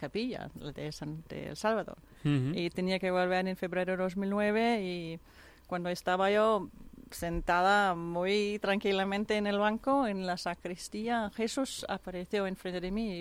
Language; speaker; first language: Spanish; non-native, fluent; Danish